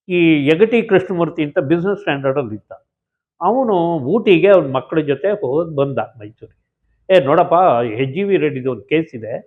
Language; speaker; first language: Kannada; native; Kannada